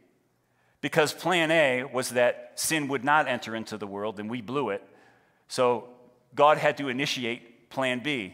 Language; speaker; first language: English; native; English